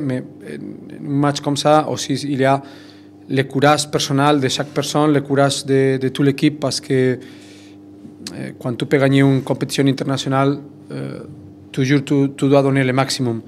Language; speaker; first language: French; non-native, fluent; Spanish